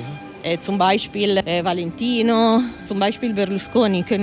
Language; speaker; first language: German; non-native, learner; Italian